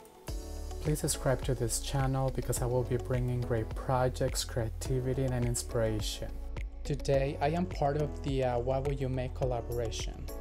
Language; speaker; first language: English; non-native, fluent; Spanish